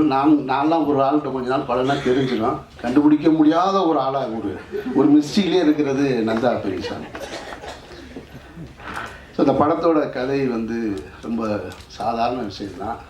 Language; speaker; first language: Tamil; native; Tamil